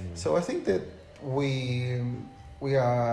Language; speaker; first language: English; non-native, fluent; Portuguese